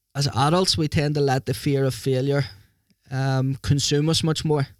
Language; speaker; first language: English; native; English